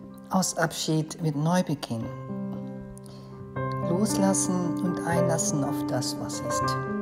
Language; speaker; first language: German; native; German